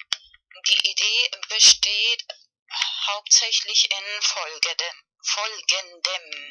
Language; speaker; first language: German; non-native, fluent; Spanish